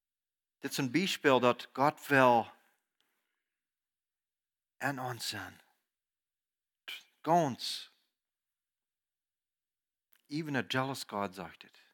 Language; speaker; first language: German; non-native, learner; Plautdietsch